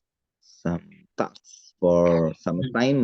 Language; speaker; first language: English; non-native, learner; Indonesian